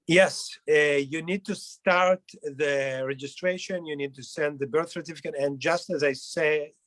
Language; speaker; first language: English; non-native, fluent; Hebrew